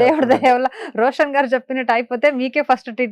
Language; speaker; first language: Telugu; non-native, local second language; Kannada